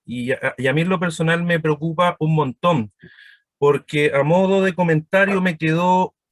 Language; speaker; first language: Spanish; native; Spanish